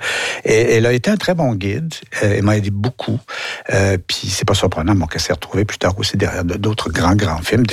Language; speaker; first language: French; native; French